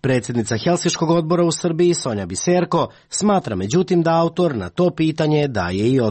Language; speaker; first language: Serbian; native; Serbian